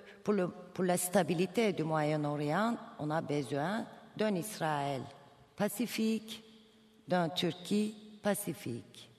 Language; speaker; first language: French; non-native, fluent; Turkish